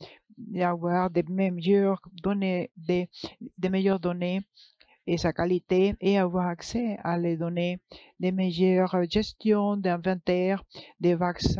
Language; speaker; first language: French; non-native, fluent; English